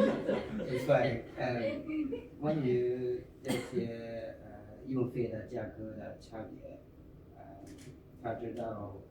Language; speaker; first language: Chinese; non-native, fluent; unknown